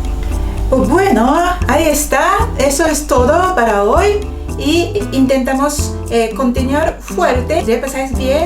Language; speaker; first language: Spanish; non-native, fluent; Japanese